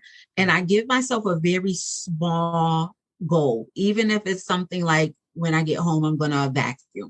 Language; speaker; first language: English; native; English